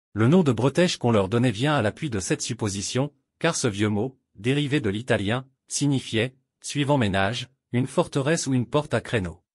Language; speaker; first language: French; native; French